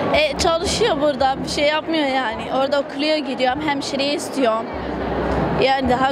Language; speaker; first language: Turkish; non-native, learner; Arabic